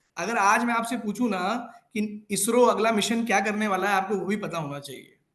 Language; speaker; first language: Hindi; native; Hindi